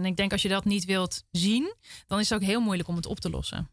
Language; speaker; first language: Dutch; native; Dutch